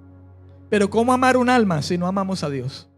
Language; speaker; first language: Spanish; native; Spanish